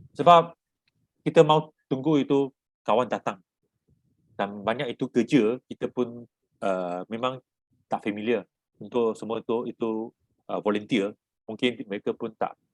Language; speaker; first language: Malay; non-native, local second language; Chinese